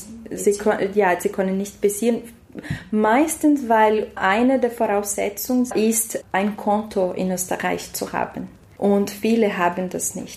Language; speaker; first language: German; non-native, learner; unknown